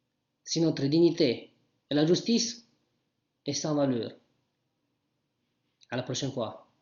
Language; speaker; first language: French; non-native, learner; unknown